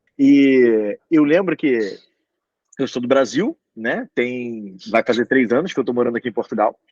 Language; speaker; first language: Portuguese; native; Portuguese